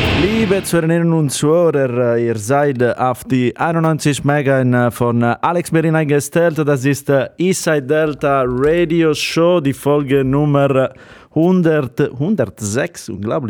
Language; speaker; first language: German; non-native, learner; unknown